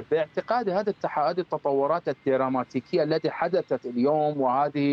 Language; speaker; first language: Arabic; non-native, fluent; Persian